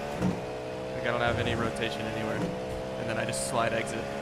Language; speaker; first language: English; native; English